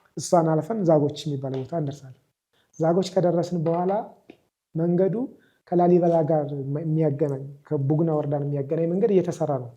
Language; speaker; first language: Amharic; native; Amharic